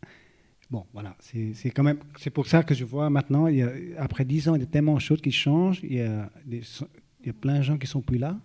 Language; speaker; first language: French; non-native, fluent; Vietnamese